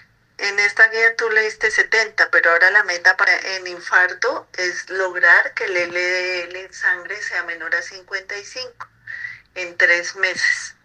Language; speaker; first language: Spanish; native; Spanish